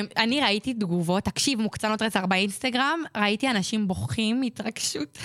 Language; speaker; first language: Hebrew; native; Hebrew